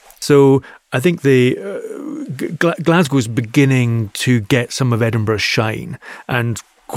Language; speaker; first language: English; native; English